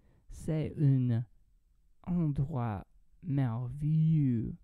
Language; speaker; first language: French; non-native, learner; English